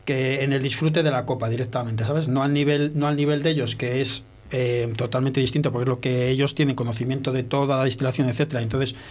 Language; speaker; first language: Spanish; early bilingual, heritage; French